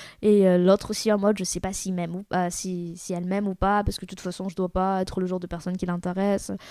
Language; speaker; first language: French; native; French